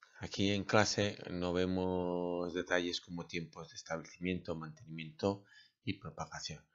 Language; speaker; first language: Spanish; native; Spanish